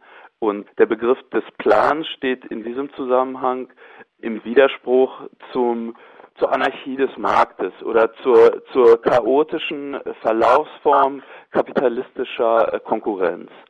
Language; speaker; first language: German; native; German